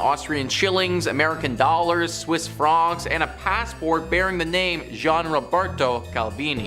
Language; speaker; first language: English; native; English